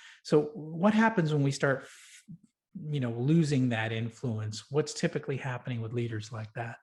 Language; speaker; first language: English; native; English